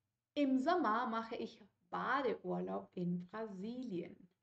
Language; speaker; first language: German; non-native, fluent; Spanish